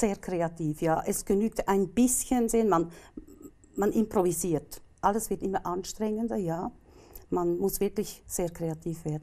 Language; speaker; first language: German; native; German